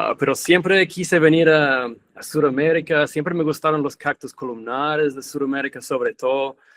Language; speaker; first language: Spanish; non-native, fluent; English